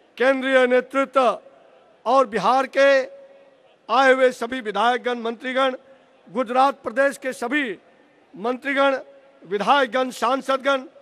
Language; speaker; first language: Hindi; native; Hindi